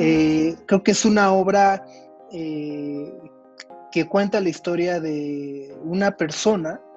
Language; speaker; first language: Spanish; native; Spanish